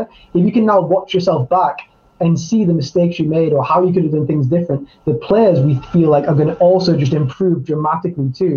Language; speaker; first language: English; native; English